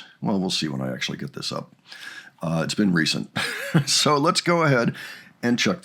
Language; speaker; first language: English; native; English